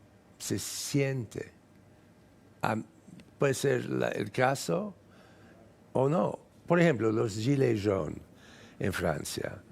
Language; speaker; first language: Spanish; non-native, fluent; English